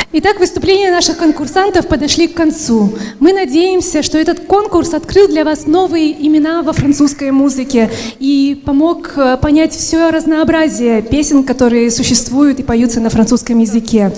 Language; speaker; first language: Russian; native; Russian